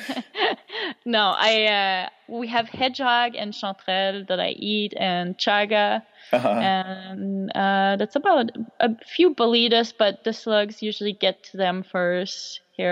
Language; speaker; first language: English; non-native, fluent; French